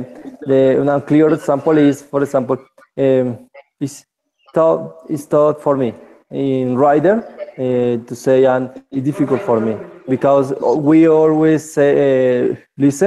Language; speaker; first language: English; non-native, learner; Spanish